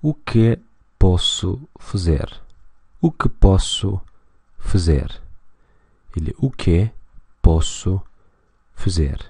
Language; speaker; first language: Portuguese; non-native, fluent; Russian